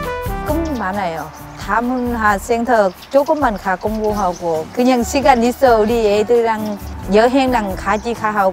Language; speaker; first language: Korean; non-native, learner; Vietnamese